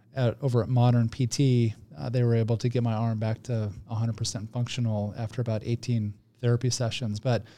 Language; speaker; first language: English; native; English